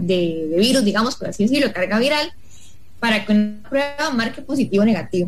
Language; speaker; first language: Spanish; native; Spanish